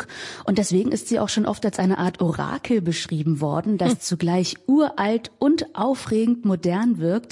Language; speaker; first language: German; native; German